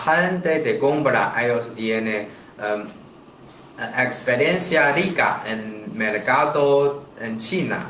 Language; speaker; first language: Spanish; non-native, learner; Chinese